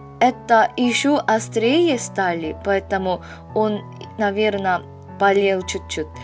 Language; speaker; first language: Russian; non-native, fluent; Korean